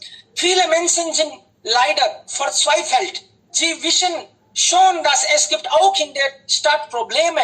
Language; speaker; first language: German; non-native, fluent; Hindi